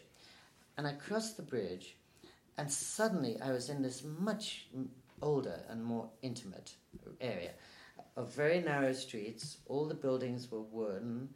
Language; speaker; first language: English; native; English